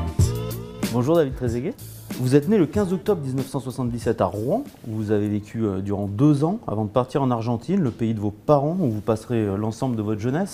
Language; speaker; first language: French; native; French